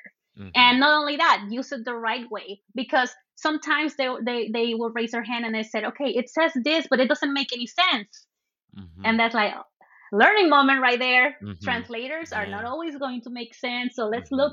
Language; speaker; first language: English; early bilingual, other home language; Spanish